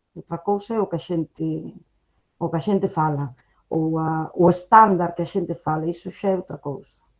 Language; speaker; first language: Galician; native; Galician